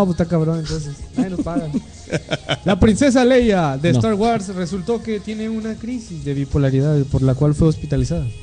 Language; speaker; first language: Spanish; native; Spanish